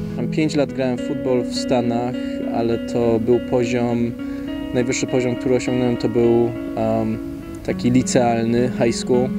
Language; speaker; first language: Polish; early bilingual, heritage; Polish